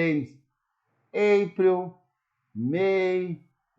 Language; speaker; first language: English; non-native, learner; Portuguese